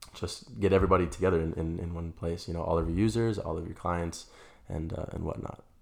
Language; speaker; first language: English; native; English